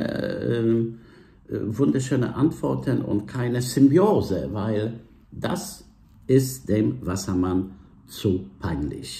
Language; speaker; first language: German; non-native, fluent; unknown